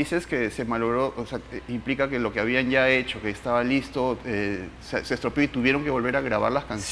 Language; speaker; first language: Spanish; native; Spanish